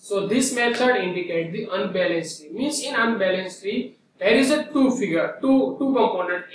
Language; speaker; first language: English; non-native, local second language; Gujarati